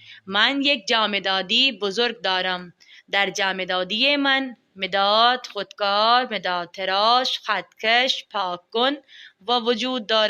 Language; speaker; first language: Persian; non-native, fluent; Urdu